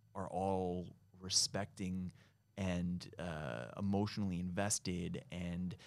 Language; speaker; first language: English; native; English